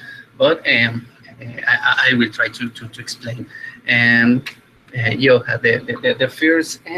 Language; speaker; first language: English; non-native, fluent; Spanish